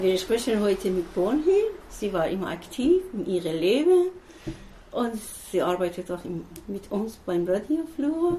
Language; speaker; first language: German; non-native, learner; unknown